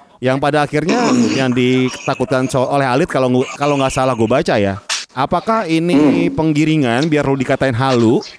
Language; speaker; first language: Indonesian; native; Indonesian